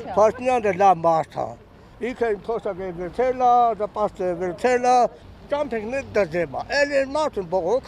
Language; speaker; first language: Armenian; native; Armenian